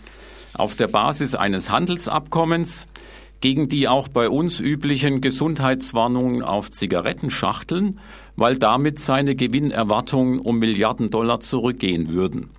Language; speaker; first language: German; native; German